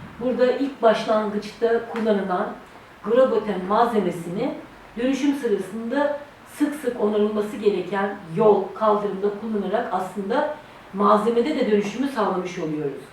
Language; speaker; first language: Turkish; native; Turkish